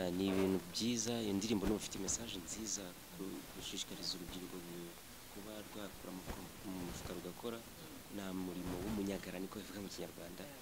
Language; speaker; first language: Kinyarwanda; native; Kinyarwanda